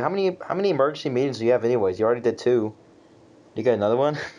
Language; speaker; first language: English; native; English